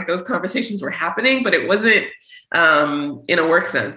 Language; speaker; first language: English; native; English